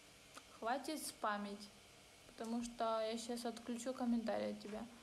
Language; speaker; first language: Russian; non-native, local second language; Ukrainian